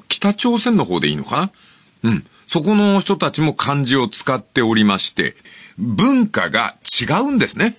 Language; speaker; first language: Japanese; native; Japanese